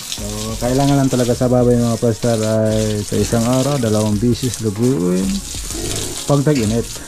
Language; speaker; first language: Filipino; non-native, local second language; Cebuano